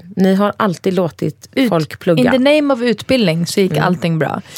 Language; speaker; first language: Swedish; early bilingual, other home language; Turkish